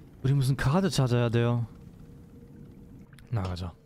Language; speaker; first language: Korean; non-native, learner; German